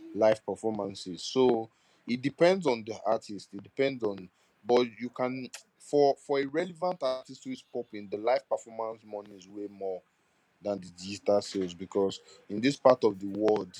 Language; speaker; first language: English; non-native, local second language; Yoruba